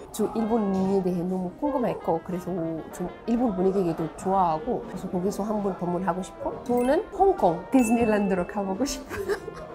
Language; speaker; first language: Korean; non-native, fluent; Arabic